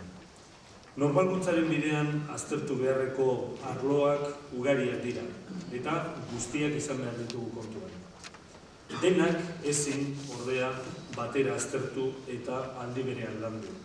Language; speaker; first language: Basque; native; Basque